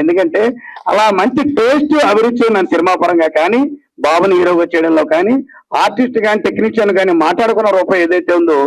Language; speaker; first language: Telugu; native; Telugu